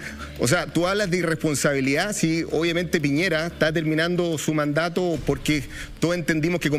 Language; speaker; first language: Spanish; native; Spanish